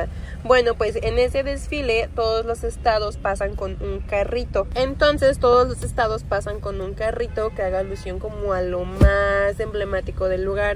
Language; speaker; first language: Spanish; native; Spanish